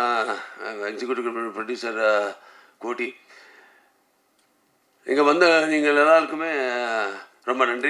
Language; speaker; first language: Tamil; non-native, local second language; Telugu